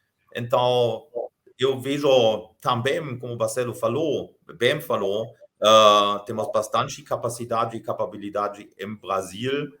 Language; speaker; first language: Portuguese; non-native, fluent; German